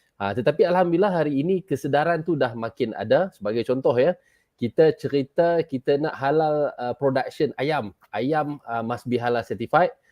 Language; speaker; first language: Malay; native; Malay